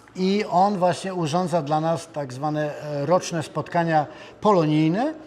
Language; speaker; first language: Polish; native; Polish